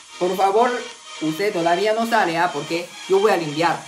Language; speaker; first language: Spanish; non-native, learner; Chinese